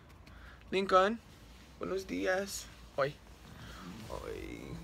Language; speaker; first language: Spanish; non-native, fluent; English